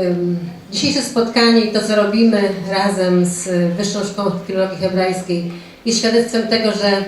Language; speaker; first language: Polish; native; Polish